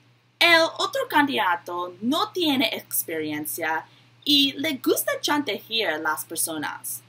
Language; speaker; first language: Spanish; non-native, learner; English